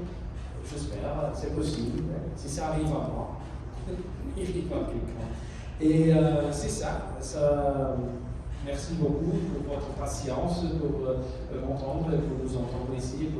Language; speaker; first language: French; non-native, fluent; Portuguese